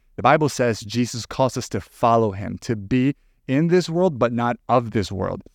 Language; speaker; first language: English; non-native, fluent; Spanish